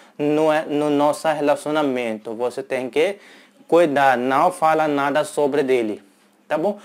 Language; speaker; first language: Portuguese; non-native, learner; Hindi